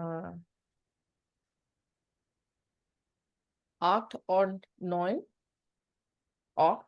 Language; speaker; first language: German; non-native, learner; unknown